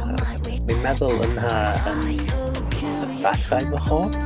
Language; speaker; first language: Welsh; non-native, learner; English